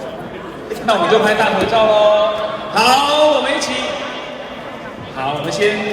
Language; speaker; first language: Chinese; native; Chinese